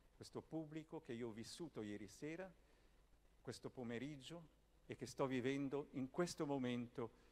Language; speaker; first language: Italian; native; Italian